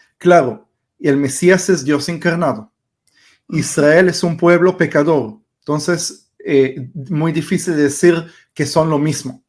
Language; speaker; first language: Spanish; early bilingual, heritage; Spanish